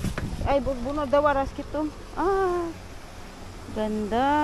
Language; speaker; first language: Turkish; non-native, learner; Filipino